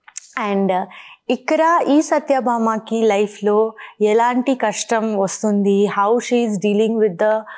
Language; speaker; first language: Telugu; non-native, learner; Bangla